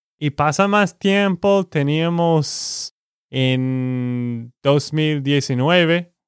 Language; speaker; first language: Spanish; non-native, learner; English